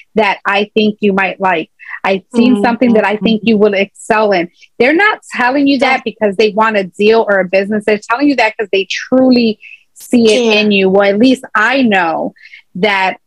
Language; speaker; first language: English; native; English